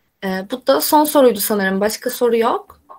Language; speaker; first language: Turkish; native; Turkish